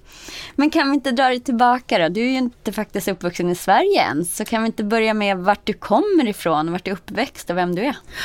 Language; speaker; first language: Swedish; native; Swedish